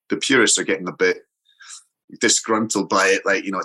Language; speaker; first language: English; native; English